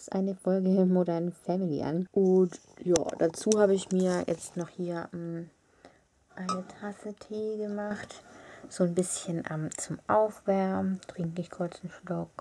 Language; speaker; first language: German; native; German